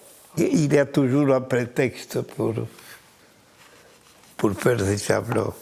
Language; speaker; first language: French; non-native, fluent; Spanish